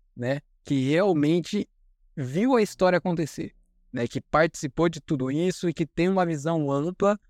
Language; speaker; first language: Portuguese; native; Portuguese